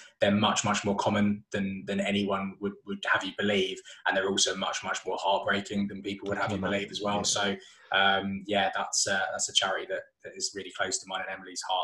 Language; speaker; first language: English; native; English